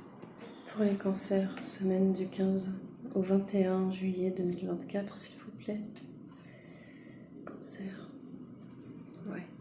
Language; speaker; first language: French; native; French